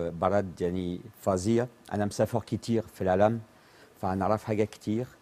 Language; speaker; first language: Arabic; non-native, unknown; French